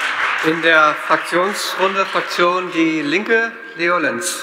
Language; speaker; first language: German; native; German